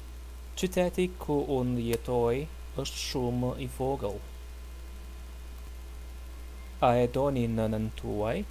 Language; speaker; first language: Albanian; non-native, learner; English